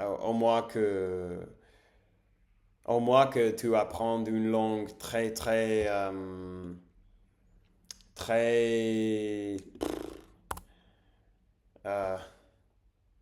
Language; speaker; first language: French; non-native, learner; English